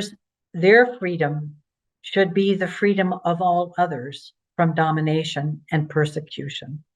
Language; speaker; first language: English; native; English